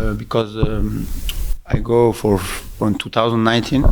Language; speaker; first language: English; non-native, learner; French